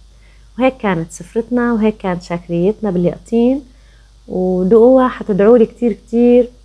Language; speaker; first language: Arabic; native; Arabic